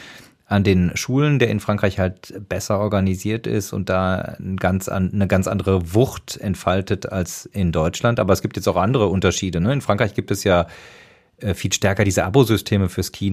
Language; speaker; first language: German; native; German